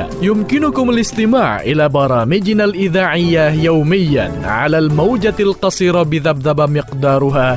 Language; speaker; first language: Arabic; non-native, fluent; Indonesian